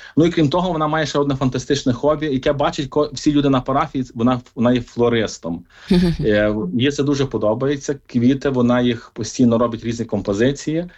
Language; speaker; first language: Ukrainian; native; Ukrainian